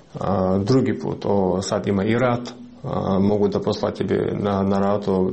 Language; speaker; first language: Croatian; non-native, learner; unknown